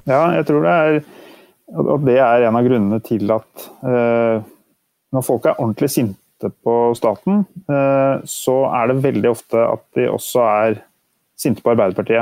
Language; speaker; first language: Norwegian; native; Norwegian